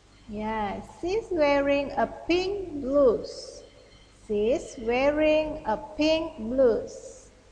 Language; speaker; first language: English; non-native, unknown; Indonesian